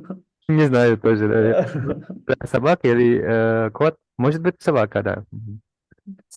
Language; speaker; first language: Russian; non-native, fluent; Indonesian